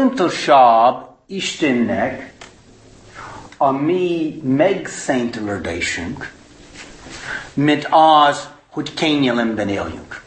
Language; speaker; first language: Hungarian; non-native, fluent; English